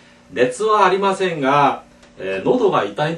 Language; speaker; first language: Japanese; non-native, fluent; Korean